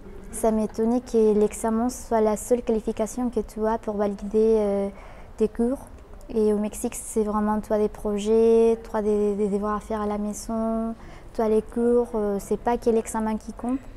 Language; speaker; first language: French; non-native, fluent; Spanish